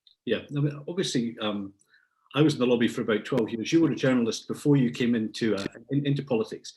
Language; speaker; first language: English; native; English